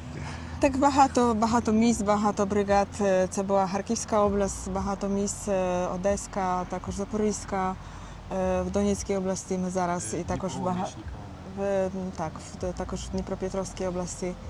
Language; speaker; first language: Ukrainian; non-native, fluent; Polish